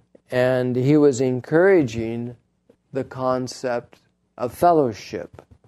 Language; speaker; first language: English; native; English